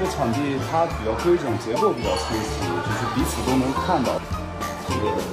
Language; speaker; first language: Chinese; native; Chinese